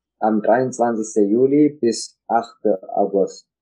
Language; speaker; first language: German; non-native, learner; Tigrinya